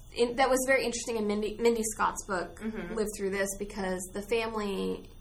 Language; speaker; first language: English; native; English